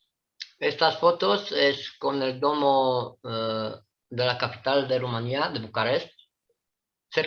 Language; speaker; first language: Spanish; non-native, fluent; Italian